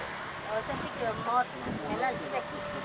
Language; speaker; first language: Swedish; non-native, learner; Thai